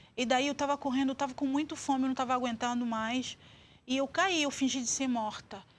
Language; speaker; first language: Portuguese; non-native, fluent; Swahili